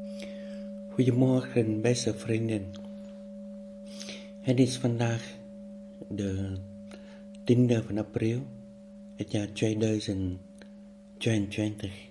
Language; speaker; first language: Dutch; non-native, fluent; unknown